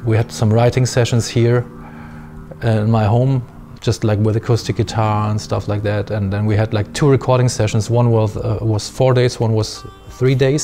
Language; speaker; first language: English; non-native, fluent; German